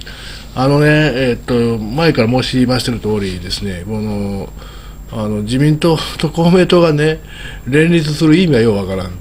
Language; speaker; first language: Japanese; native; Japanese